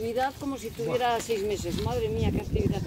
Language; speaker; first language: Spanish; native; Spanish